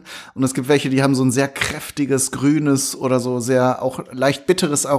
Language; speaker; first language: German; native; German